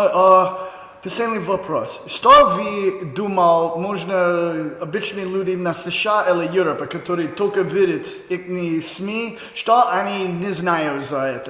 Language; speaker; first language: Russian; non-native, learner; English